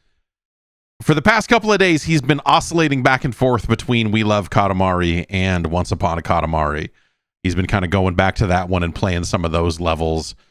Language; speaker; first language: English; native; English